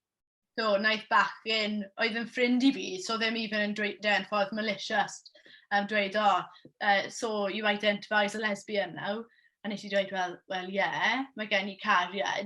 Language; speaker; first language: Welsh; non-native, local second language; English